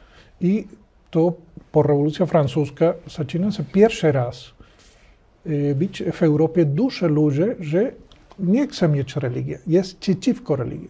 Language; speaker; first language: Polish; non-native, learner; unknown